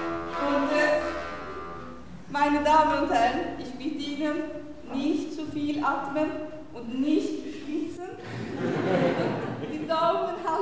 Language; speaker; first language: German; non-native, learner; Swedish